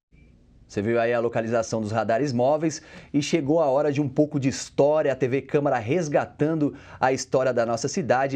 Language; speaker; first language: Portuguese; native; Portuguese